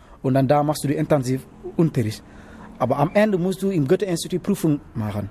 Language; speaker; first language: German; non-native, learner; Wolof